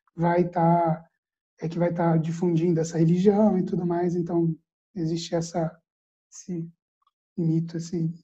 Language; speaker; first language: Portuguese; early bilingual, other home language; Arabic